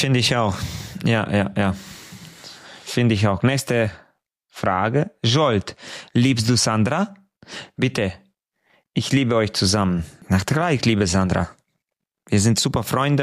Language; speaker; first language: German; non-native, fluent; Hungarian